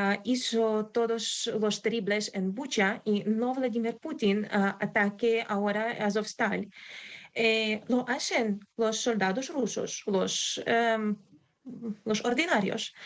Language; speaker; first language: Spanish; non-native, learner; Ukrainian